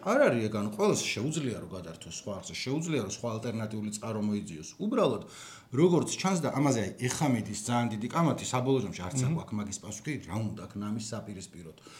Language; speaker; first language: Georgian; native; Georgian